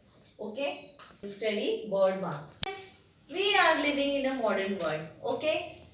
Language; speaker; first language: English; non-native, local second language; Marathi